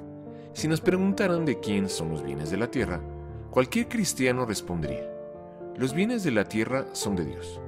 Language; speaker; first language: Spanish; native; Spanish